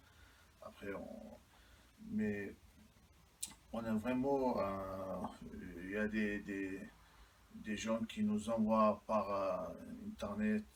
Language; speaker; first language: French; non-native, learner; Chechen